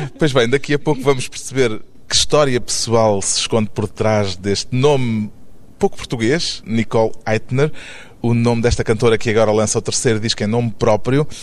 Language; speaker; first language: Portuguese; native; Portuguese